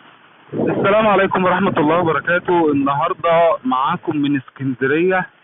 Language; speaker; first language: Arabic; native; Arabic